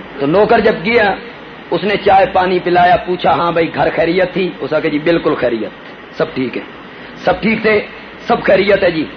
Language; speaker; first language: Urdu; non-native, local second language; Punjabi